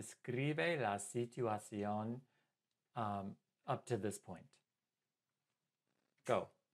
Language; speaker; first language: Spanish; non-native, fluent; English